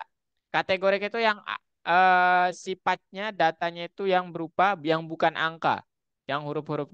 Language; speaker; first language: Indonesian; native; Indonesian